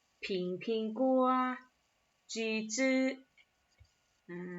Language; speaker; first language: Chinese; non-native, fluent; Thai